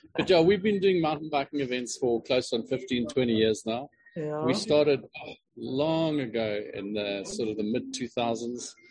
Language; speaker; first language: English; native; English